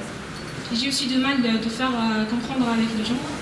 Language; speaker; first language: French; non-native, learner; Arabic